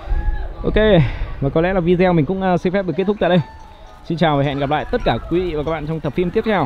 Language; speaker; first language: Vietnamese; native; Vietnamese